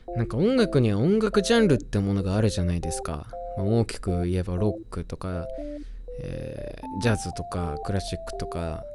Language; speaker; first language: Japanese; native; Japanese